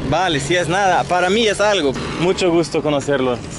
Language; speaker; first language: Spanish; non-native, fluent; Dutch